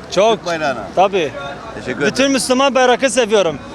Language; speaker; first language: Turkish; non-native, fluent; Arabic